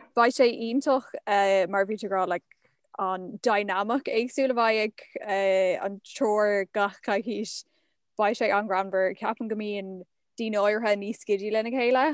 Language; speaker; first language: Irish; non-native, local second language; English